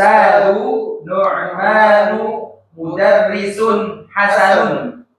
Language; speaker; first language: Arabic; non-native, learner; Indonesian